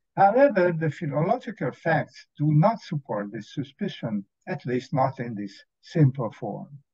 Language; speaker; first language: English; non-native, fluent; Hungarian